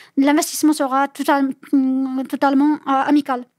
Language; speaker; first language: French; non-native, fluent; Chinese